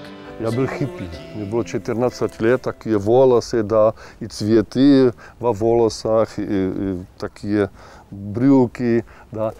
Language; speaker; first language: Russian; non-native, fluent; Czech